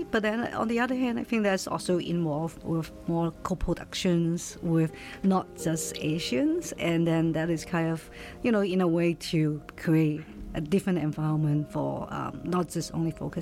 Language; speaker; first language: English; native; English